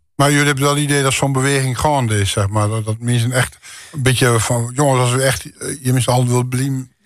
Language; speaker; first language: Dutch; native; Dutch